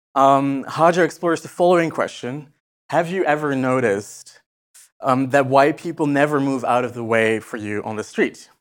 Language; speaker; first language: English; non-native, fluent; Dutch